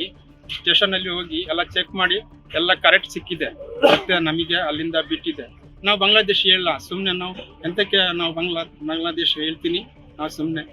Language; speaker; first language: Kannada; non-native, learner; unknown